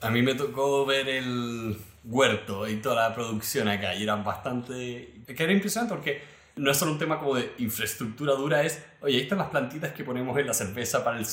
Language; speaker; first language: Spanish; native; Spanish